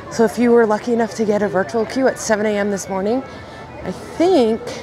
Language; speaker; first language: English; native; English